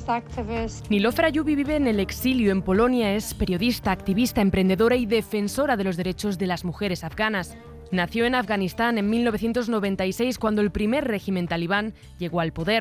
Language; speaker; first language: Spanish; native; Spanish